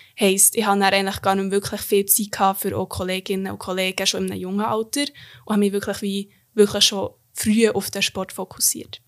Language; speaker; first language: German; native; German